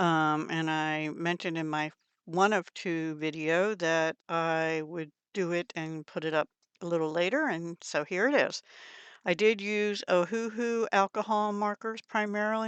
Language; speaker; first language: English; native; English